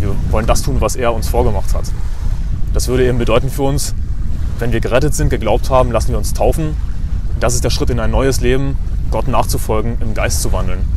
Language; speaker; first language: German; native; German